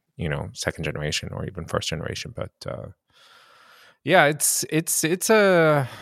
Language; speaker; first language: English; early bilingual, other home language; Japanese